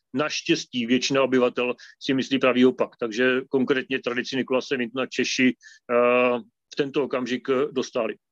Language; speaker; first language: Czech; native; Czech